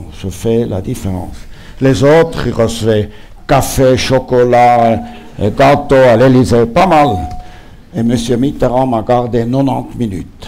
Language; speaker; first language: French; non-native, local second language; German